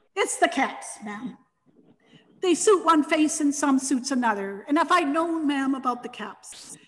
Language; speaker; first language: English; native; English